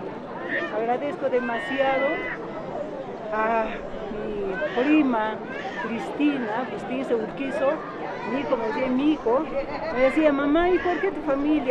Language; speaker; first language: Spanish; native; Spanish